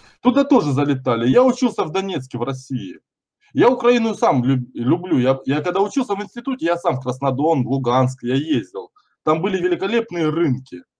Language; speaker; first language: Russian; native; Russian